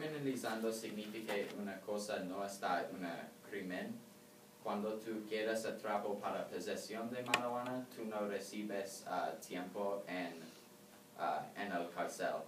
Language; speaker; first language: Spanish; non-native, learner; English